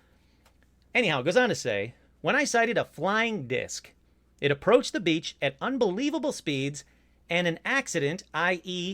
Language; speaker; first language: English; native; English